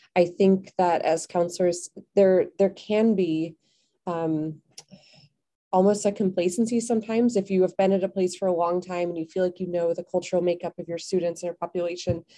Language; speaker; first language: English; native; English